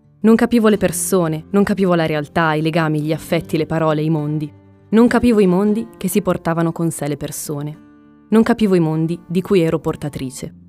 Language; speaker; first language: Italian; early bilingual, other home language; Spanish